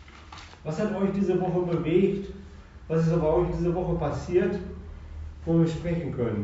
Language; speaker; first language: German; native; German